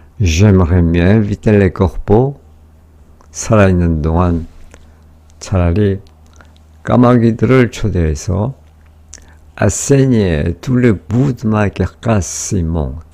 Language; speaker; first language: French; non-native, fluent; Korean